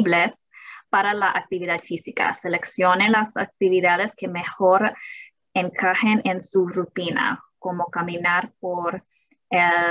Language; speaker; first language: Spanish; early bilingual, heritage; English